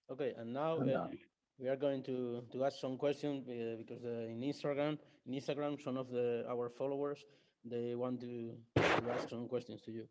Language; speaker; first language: English; non-native, learner; Spanish